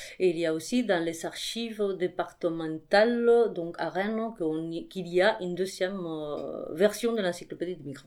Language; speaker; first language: French; non-native, fluent; Spanish